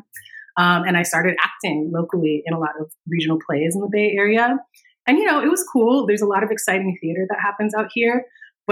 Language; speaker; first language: English; native; English